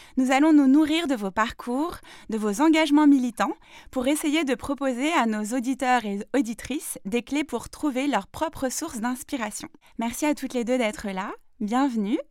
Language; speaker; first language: French; native; French